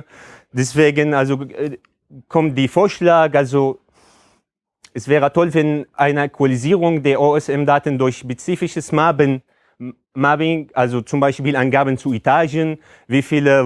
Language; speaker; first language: German; non-native, fluent; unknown